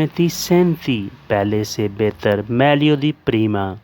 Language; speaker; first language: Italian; non-native, learner; Urdu